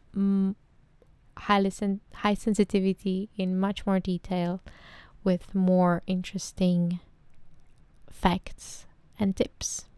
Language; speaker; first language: English; non-native, fluent; Czech